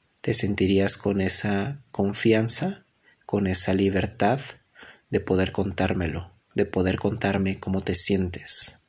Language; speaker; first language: Spanish; native; Spanish